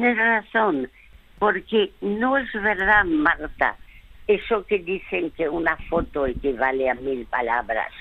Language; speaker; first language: Spanish; early bilingual, other home language; French